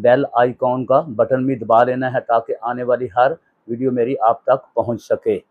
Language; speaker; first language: Hindi; non-native, local second language; Punjabi